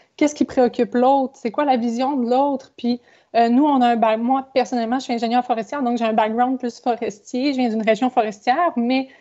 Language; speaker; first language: French; native; French